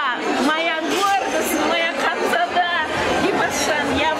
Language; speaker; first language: Russian; non-native, local second language; Kazakh